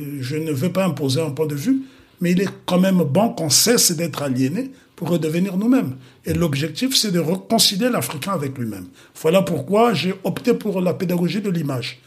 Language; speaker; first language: French; non-native, local second language; Kongo